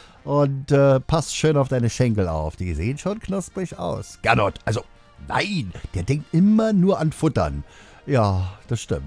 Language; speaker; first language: German; native; German